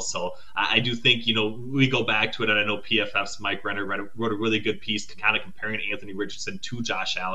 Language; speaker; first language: English; native; English